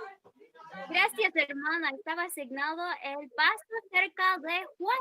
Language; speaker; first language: Spanish; non-native, fluent; English